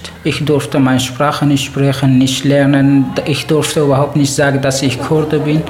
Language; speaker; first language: German; non-native, learner; Kurdish